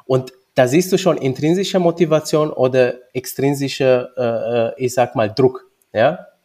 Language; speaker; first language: German; early bilingual, other home language; Romanian